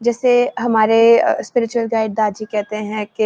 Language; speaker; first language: Hindi; native; Hindi